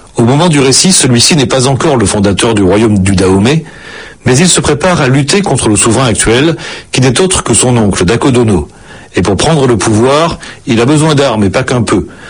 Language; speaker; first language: French; native; French